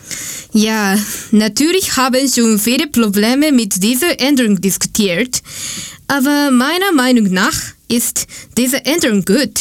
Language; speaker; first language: German; non-native, learner; Japanese